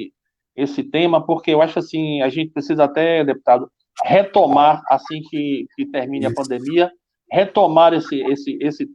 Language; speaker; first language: Portuguese; native; Portuguese